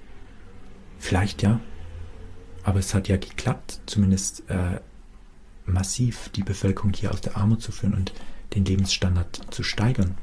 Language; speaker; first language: German; native; German